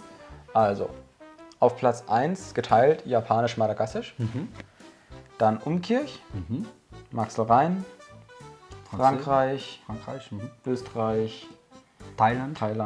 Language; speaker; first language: German; native; German